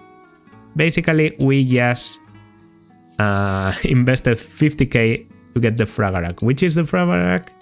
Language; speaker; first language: English; non-native, fluent; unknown